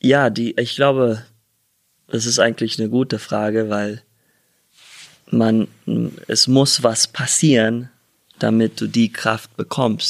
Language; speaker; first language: German; early bilingual, heritage; German